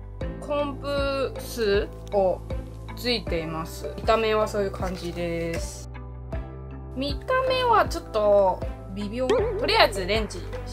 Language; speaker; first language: Japanese; non-native, learner; Chinese